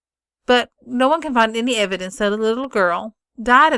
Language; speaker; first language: English; native; English